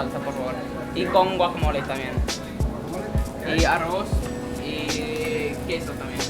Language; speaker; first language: Spanish; non-native, learner; English